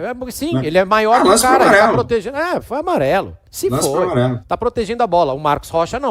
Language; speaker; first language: Portuguese; native; Portuguese